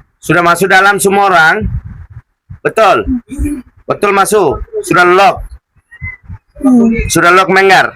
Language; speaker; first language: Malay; non-native, learner; Bangla